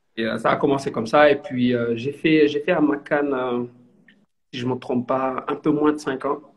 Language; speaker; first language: French; non-native, local second language; Wolof